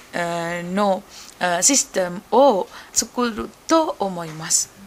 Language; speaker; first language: Japanese; non-native, learner; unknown